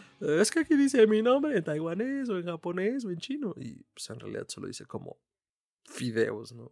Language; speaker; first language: Spanish; native; Spanish